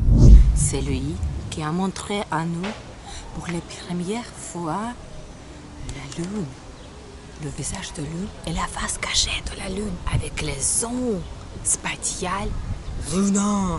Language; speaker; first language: French; non-native, learner; Ukrainian